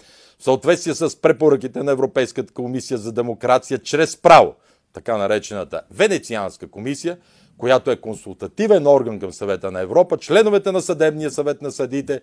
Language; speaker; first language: Bulgarian; native; Bulgarian